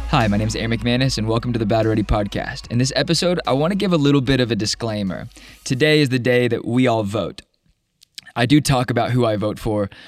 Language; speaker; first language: English; native; English